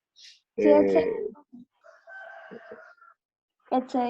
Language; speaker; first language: Spanish; native; Spanish